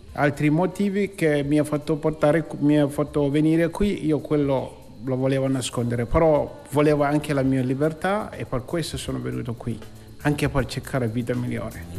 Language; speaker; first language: Italian; non-native, learner; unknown